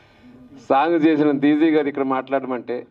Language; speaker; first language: Telugu; non-native, learner; Hindi